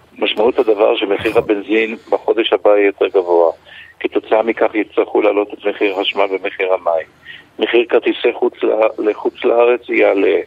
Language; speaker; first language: Hebrew; native; Hebrew